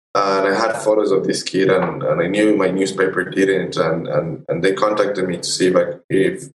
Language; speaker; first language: English; non-native, fluent; Spanish